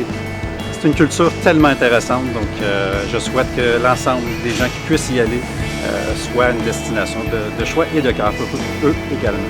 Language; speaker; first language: French; native; French